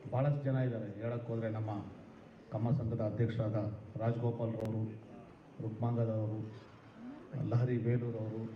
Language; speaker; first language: Kannada; non-native, local second language; Telugu